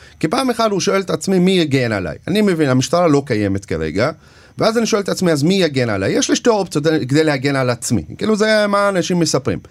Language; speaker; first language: Hebrew; non-native, local second language; Arabic